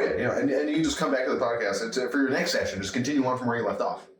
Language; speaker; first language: English; native; English